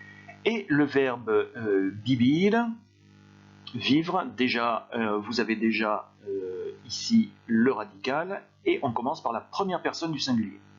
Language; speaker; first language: French; native; French